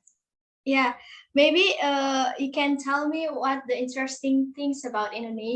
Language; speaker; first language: English; non-native, learner; Indonesian